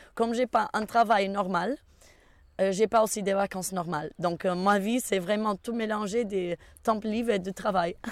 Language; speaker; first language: French; non-native, fluent; Portuguese